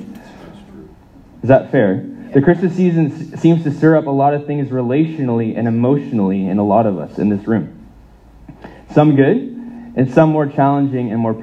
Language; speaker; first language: English; native; English